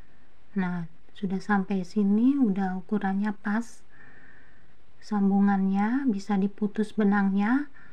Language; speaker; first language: Indonesian; native; Indonesian